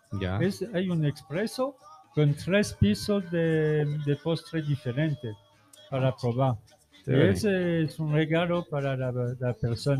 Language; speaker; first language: Spanish; non-native, learner; French